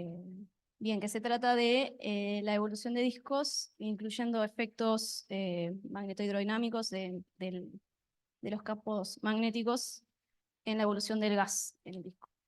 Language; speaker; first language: Spanish; native; Spanish